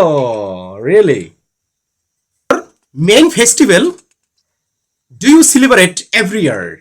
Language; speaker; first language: English; non-native, learner; Bangla